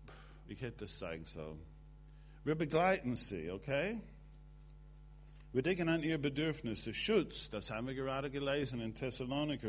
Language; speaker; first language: German; non-native, fluent; English